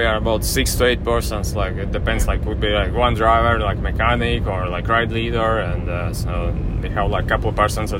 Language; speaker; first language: English; non-native, fluent; Latvian